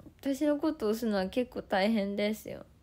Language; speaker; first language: Japanese; native; Japanese